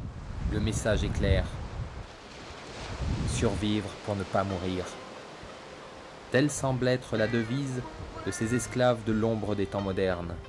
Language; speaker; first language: French; native; French